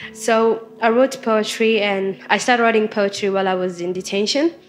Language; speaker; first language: English; non-native, fluent; Somali